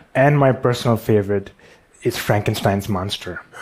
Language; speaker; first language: English; non-native, local second language; Urdu